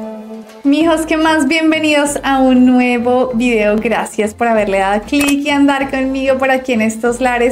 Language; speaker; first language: Spanish; native; Spanish